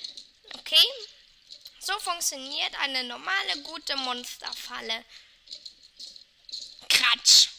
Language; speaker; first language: German; non-native, local second language; Luxembourgish